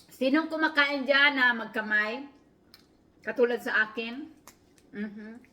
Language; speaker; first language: Filipino; non-native, local second language; Cebuano